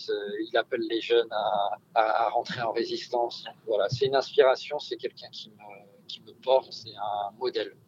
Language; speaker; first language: French; native; French